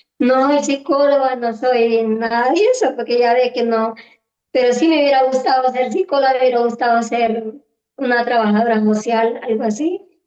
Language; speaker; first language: Spanish; native; Spanish